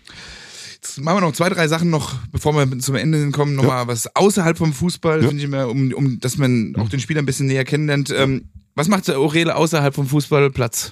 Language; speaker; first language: German; native; German